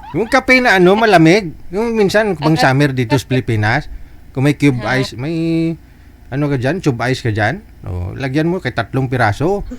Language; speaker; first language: Filipino; native; Filipino